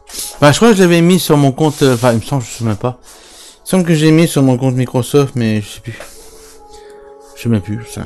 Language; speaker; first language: French; native; French